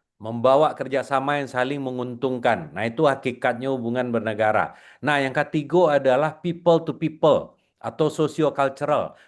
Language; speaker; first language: Indonesian; non-native, local second language; Minangkabau